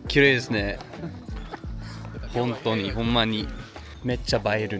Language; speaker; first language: Japanese; non-native, learner; English